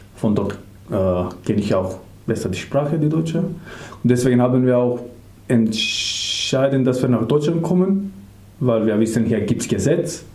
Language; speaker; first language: German; non-native, learner; Macedonian